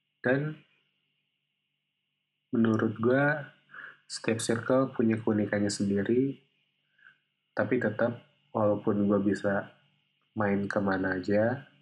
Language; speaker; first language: Indonesian; native; Indonesian